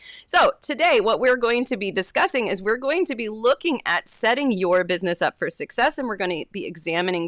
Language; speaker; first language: English; native; English